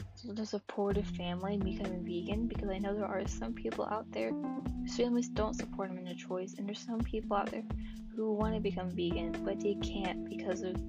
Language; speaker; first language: English; native; English